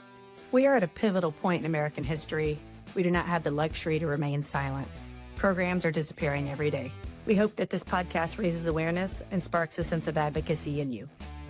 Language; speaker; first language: English; native; English